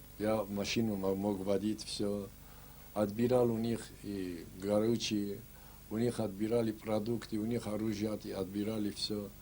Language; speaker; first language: Russian; non-native, local second language; Ossetic